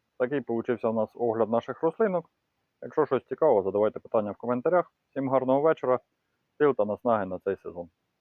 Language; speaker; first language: Ukrainian; native; Ukrainian